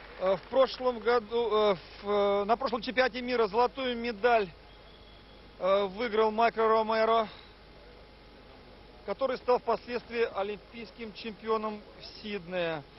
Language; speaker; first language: Russian; native; Russian